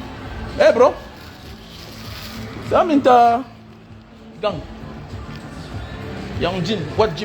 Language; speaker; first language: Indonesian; non-native, learner; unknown